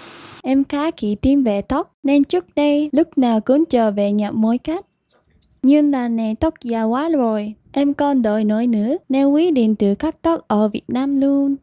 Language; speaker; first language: Vietnamese; non-native, fluent; Japanese